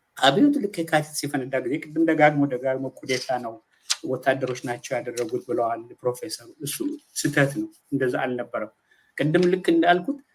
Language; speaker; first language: Amharic; native; Amharic